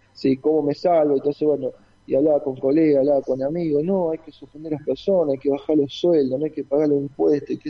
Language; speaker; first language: Spanish; native; Spanish